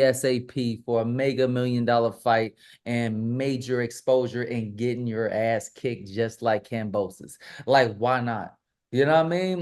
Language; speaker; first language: English; native; English